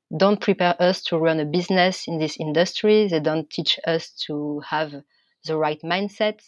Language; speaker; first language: English; non-native, fluent; French